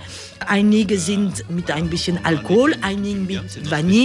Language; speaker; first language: German; non-native, fluent; French